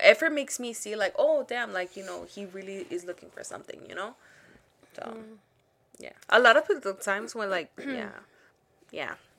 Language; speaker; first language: English; early bilingual, other home language; Spanish